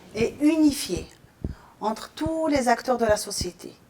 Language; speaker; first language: French; non-native, local second language; Arabic